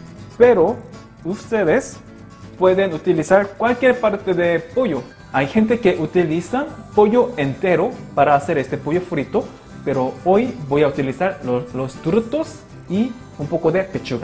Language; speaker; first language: Spanish; non-native, local second language; Korean